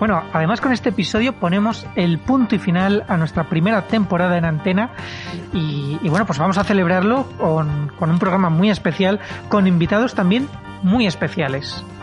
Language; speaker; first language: Spanish; native; Spanish